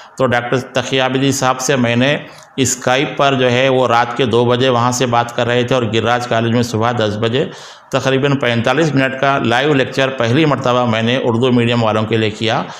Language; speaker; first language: Urdu; native; Urdu